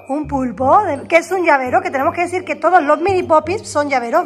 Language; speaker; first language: Spanish; native; Spanish